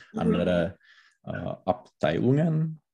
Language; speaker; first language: German; non-native, learner; Czech